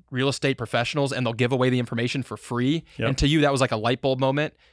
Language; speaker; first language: English; native; English